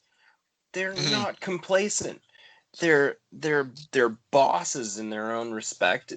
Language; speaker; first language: English; native; English